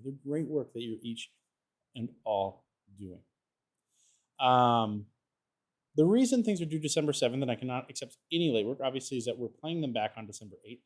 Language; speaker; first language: English; native; English